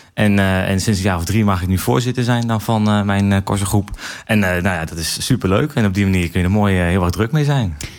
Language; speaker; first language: Dutch; native; Dutch